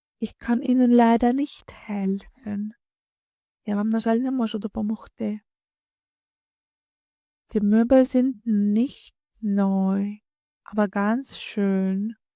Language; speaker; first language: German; non-native, fluent; Ukrainian